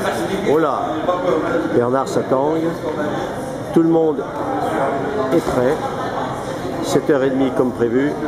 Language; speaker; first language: French; native; French